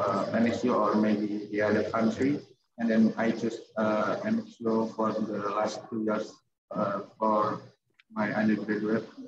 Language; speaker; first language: English; non-native, learner; Indonesian